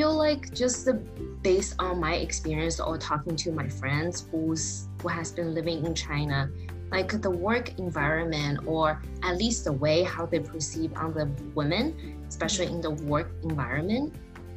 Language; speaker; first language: English; non-native, fluent; Chinese